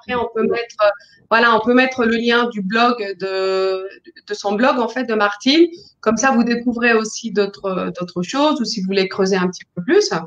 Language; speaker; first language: French; non-native, fluent; Spanish